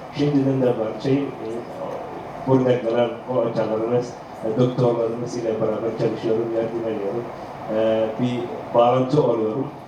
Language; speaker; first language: Turkish; non-native, learner; Somali